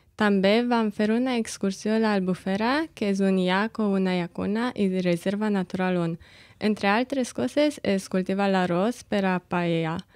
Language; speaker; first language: Catalan; non-native, learner; Romanian